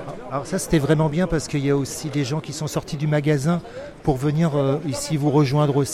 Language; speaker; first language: French; native; French